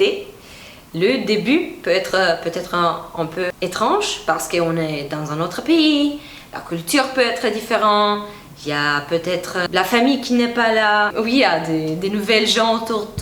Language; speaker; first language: French; non-native, fluent; Romanian